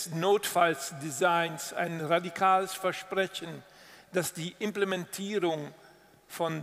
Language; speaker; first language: German; non-native, fluent; Dutch